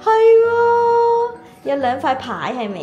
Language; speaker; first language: Cantonese; native; Cantonese